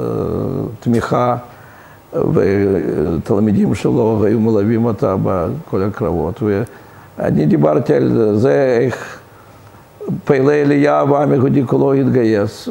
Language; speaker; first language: Hebrew; non-native, fluent; Russian